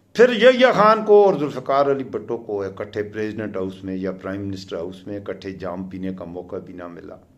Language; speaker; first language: Urdu; non-native, local second language; Pashto